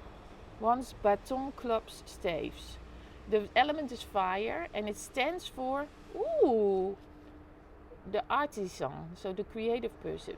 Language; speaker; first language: English; non-native, fluent; Dutch